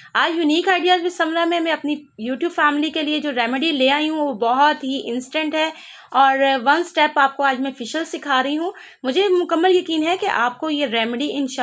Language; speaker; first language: Urdu; native; Urdu